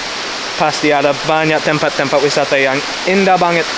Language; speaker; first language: Indonesian; non-native, learner; English